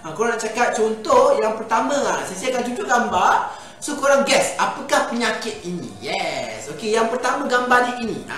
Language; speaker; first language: Malay; native; Malay